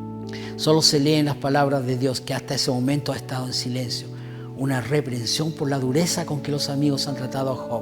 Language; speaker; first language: Spanish; native; Spanish